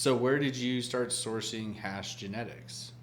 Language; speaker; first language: English; native; English